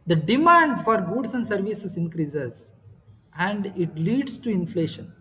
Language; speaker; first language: English; non-native, local second language; Kannada